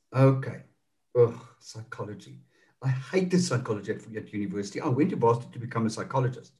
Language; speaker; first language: English; non-native, local second language; Afrikaans